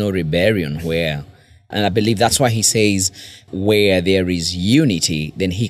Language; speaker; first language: English; non-native, local second language; Kikuyu